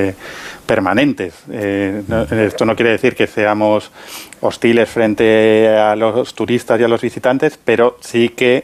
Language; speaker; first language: Spanish; native; Spanish